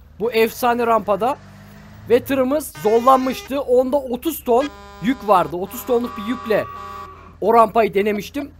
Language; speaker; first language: Turkish; native; Turkish